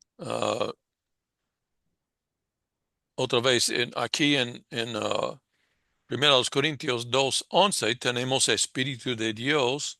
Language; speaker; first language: Spanish; non-native, fluent; English